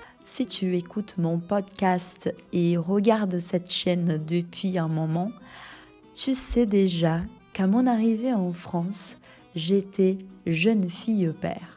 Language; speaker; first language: French; non-native, fluent; Portuguese